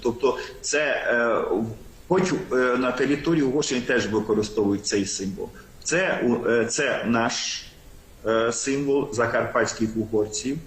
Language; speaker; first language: Ukrainian; non-native, local second language; Hungarian